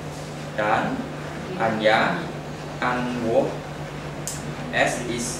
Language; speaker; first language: German; non-native, learner; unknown